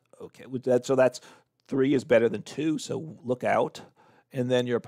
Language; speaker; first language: English; native; English